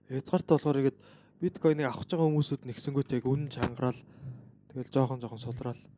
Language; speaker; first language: Mongolian; native; Mongolian